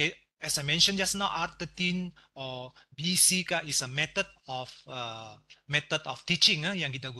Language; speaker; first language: English; non-native, local second language; Malay